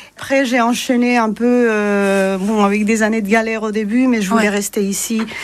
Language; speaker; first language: French; non-native, fluent; Spanish